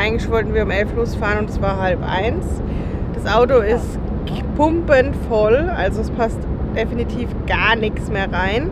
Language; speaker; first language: German; native; German